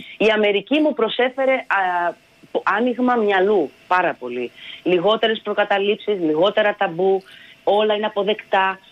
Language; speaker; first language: Greek; early bilingual, other home language; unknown